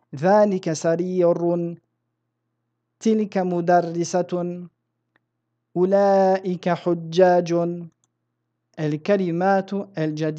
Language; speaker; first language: Arabic; non-native, fluent; French